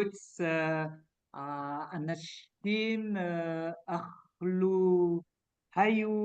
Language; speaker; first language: Hebrew; non-native, learner; French